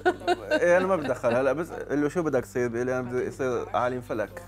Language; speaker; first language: Arabic; native; Arabic